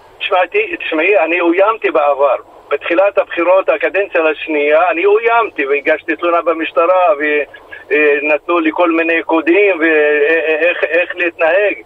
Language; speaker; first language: Hebrew; non-native, local second language; Arabic